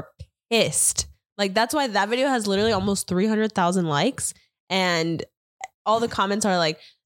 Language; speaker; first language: English; early bilingual, other home language; Spanish